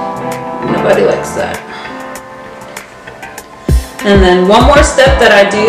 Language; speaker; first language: English; native; English